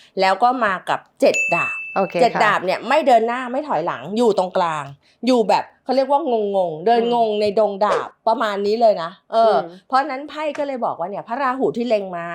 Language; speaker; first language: Thai; native; Thai